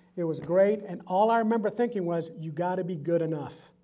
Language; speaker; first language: English; early bilingual, other home language; Spanish